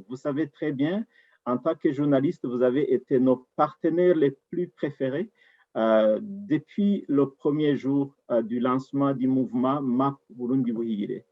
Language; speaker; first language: French; non-native, local second language; Rundi